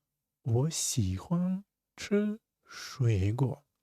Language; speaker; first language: Chinese; non-native, fluent; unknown